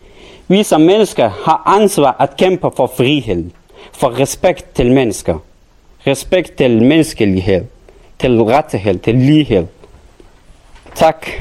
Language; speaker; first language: Danish; non-native, learner; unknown